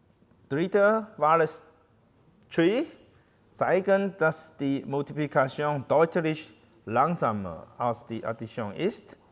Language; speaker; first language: German; non-native, fluent; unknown